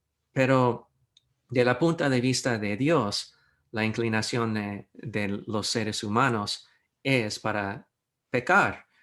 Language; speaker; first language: Spanish; non-native, fluent; English